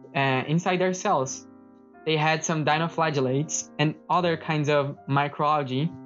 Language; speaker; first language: English; non-native, fluent; Portuguese